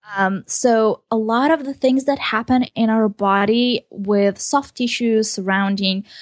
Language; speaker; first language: English; early bilingual, other home language; Hebrew